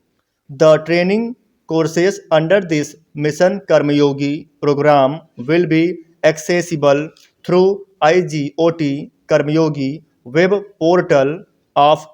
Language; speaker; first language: English; non-native, local second language; Hindi